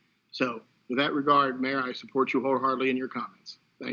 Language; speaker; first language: English; native; English